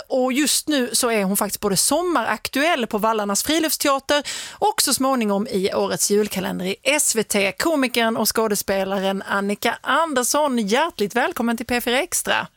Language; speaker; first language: Swedish; native; Swedish